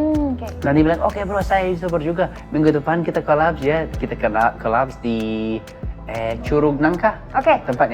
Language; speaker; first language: Indonesian; non-native, learner; English